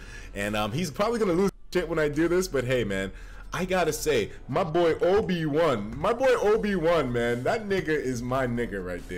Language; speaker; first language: English; native; English